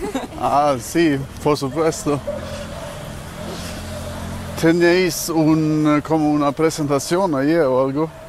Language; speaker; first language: Spanish; non-native, learner; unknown